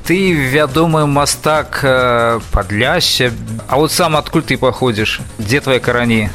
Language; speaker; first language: Belarusian; native; Belarusian